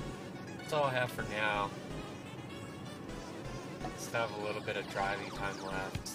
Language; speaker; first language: English; native; English